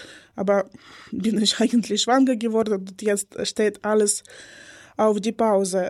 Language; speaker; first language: German; non-native, learner; Ukrainian